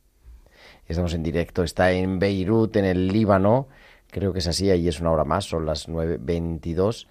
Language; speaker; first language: Spanish; native; Spanish